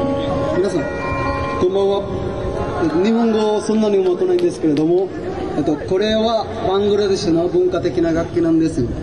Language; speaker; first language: Japanese; non-native, learner; Bangla